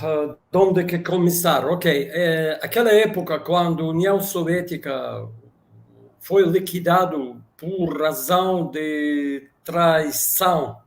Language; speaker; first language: Portuguese; non-native, fluent; Russian